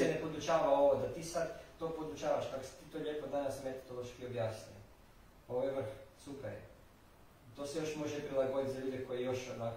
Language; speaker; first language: Croatian; native; Croatian